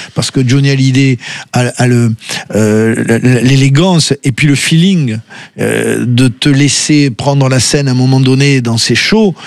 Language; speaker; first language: French; native; French